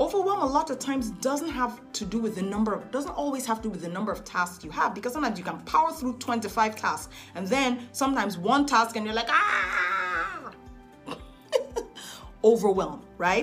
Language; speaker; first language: English; native; English